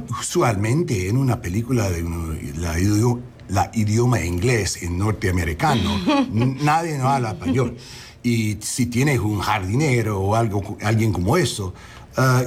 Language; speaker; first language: Spanish; non-native, learner; English